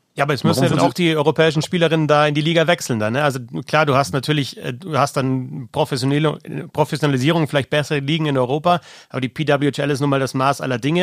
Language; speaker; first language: German; native; German